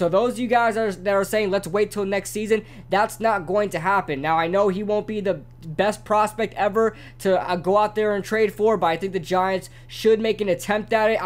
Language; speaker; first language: English; native; English